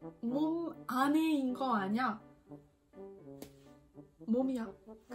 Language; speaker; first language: Korean; non-native, learner; French